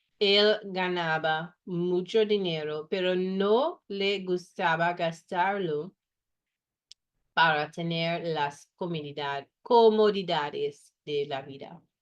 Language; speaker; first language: Spanish; non-native, fluent; English